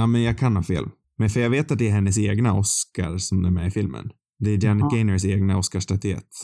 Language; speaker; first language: Swedish; native; Swedish